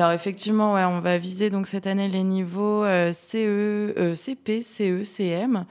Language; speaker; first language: French; native; French